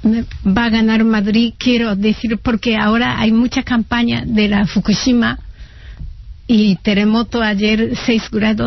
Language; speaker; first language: Spanish; non-native, fluent; Japanese